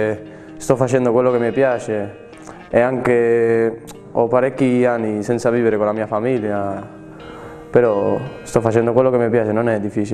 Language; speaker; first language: Italian; non-native, fluent; Spanish